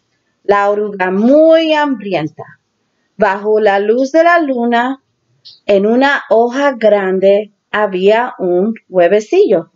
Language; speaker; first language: Spanish; early bilingual, heritage; Spanish